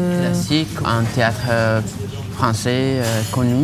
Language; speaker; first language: French; non-native, fluent; Spanish